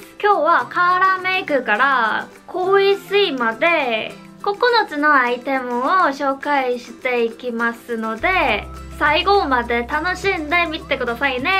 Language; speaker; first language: Japanese; non-native, fluent; Korean